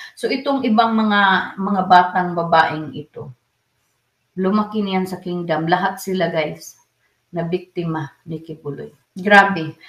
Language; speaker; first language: Filipino; non-native, local second language; Cebuano